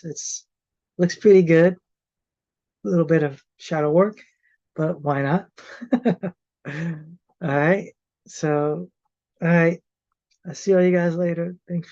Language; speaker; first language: English; native; English